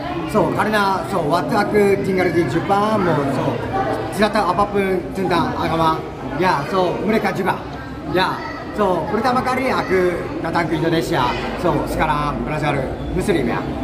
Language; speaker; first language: Indonesian; non-native, learner; Japanese